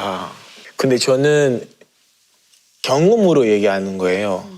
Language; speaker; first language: Korean; non-native, learner; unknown